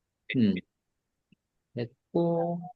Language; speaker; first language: Korean; native; Korean